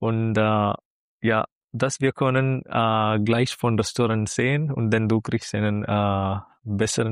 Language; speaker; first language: German; non-native, learner; Malayalam